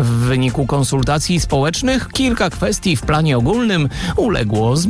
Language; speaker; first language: Polish; native; Polish